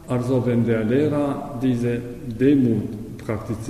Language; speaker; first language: German; non-native, learner; Japanese